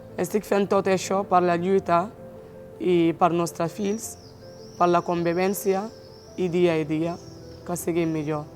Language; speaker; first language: Catalan; non-native, fluent; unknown